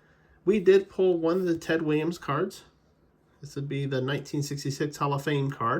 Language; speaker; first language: English; native; English